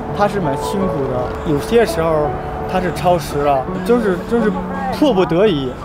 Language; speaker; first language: Chinese; non-native, fluent; Hebrew